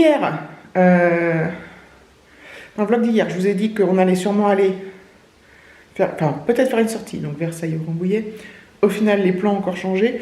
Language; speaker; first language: French; native; French